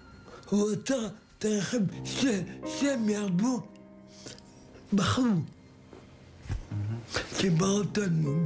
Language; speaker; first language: Hebrew; early bilingual, other home language; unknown